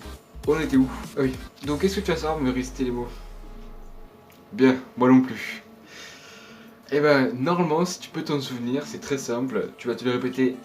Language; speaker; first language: French; native; French